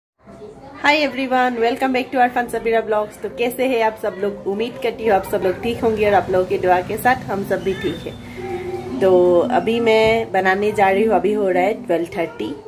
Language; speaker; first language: Hindi; native; Hindi